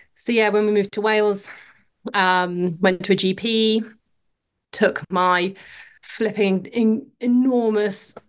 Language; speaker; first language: English; native; English